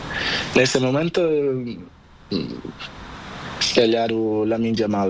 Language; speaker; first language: Spanish; non-native, learner; Portuguese